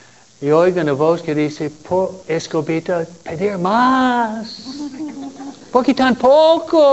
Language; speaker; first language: Spanish; non-native, fluent; English